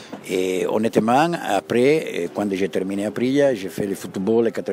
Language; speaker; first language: French; non-native, fluent; Italian